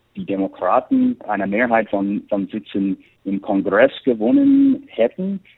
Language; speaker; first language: German; non-native, fluent; English